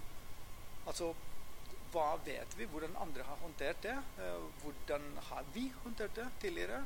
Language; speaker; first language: Norwegian; non-native, fluent; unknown